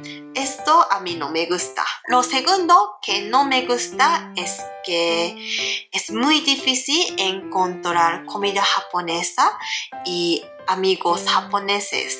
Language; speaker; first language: Spanish; non-native, learner; Japanese